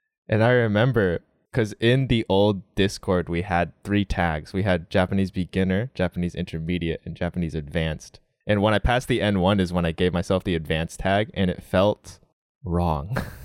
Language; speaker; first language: English; native; English